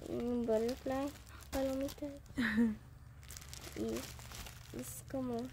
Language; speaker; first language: Spanish; early bilingual, other home language; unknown